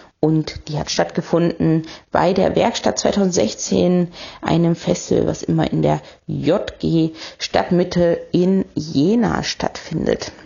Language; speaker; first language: German; native; German